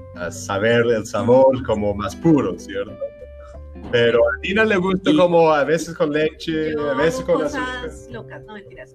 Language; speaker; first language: Spanish; non-native, fluent; English